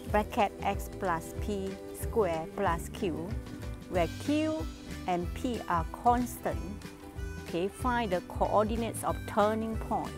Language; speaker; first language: English; non-native, local second language; Chinese